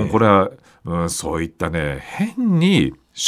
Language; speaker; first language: Japanese; native; Japanese